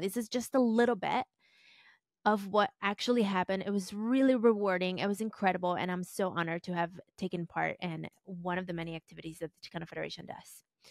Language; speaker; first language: English; early bilingual, other home language; Spanish